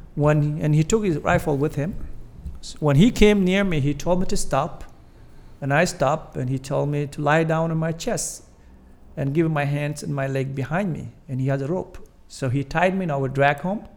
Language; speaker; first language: English; non-native, fluent; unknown